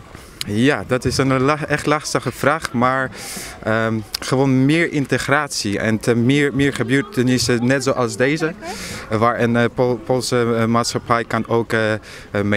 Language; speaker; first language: Dutch; non-native, fluent; Polish